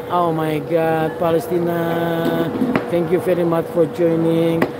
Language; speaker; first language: English; non-native, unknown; Indonesian